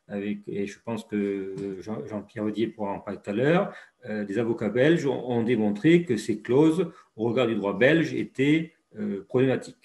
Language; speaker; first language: French; native; French